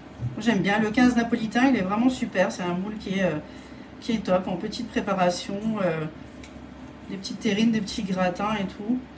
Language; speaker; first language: French; native; French